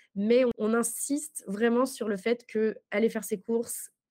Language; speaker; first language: French; native; French